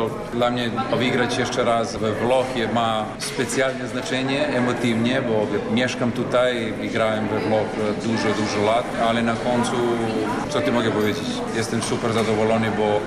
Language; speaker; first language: Polish; non-native, learner; Serbian